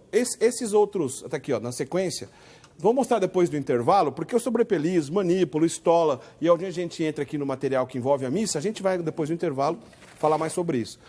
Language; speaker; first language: Portuguese; native; Portuguese